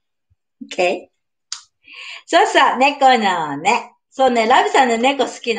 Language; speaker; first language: Japanese; native; Japanese